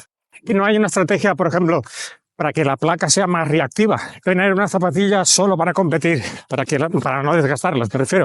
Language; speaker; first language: Spanish; native; Spanish